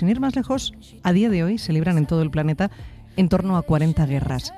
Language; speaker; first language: Spanish; native; Spanish